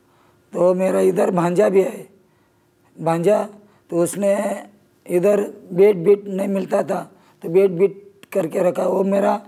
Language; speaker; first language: Hindi; non-native, local second language; Marathi